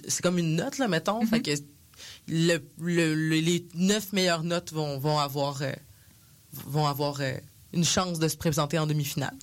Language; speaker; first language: French; non-native, local second language; English